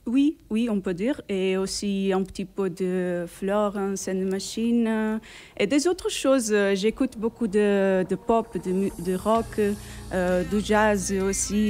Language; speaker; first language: French; non-native, fluent; Portuguese